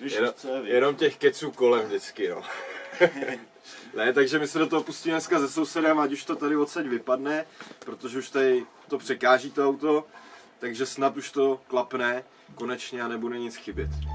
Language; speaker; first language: Czech; native; Czech